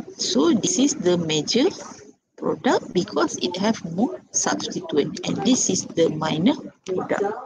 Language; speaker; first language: English; non-native, local second language; Malay